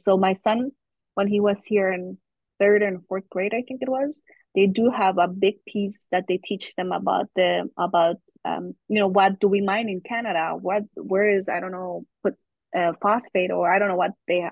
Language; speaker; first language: English; non-native, fluent; German